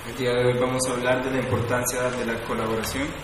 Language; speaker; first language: Spanish; native; Spanish